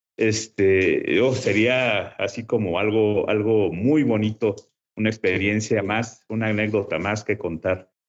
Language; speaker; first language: Spanish; native; Spanish